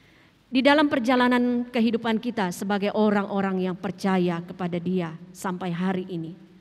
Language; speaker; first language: Indonesian; native; Indonesian